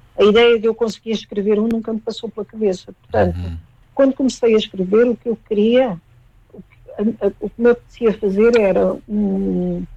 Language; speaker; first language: Portuguese; native; Portuguese